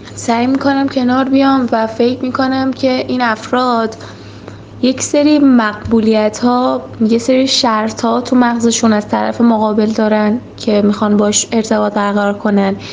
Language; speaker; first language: Persian; native; Persian